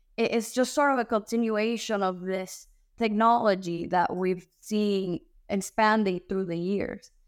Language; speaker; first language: English; early bilingual, other home language; Spanish